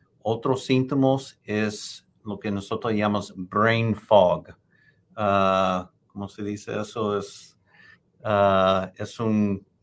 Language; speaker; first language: Spanish; non-native, fluent; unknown